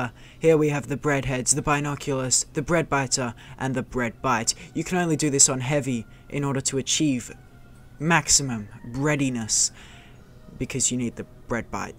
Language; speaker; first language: English; native; English